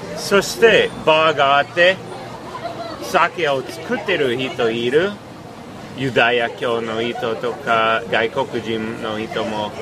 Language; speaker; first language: Japanese; non-native, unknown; English